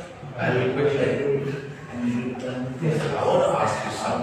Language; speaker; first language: English; non-native, fluent; Indonesian